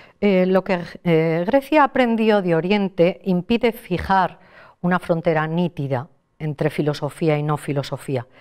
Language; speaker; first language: Spanish; native; Spanish